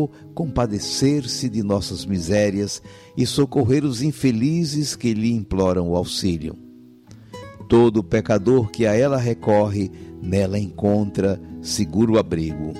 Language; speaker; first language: Portuguese; native; Portuguese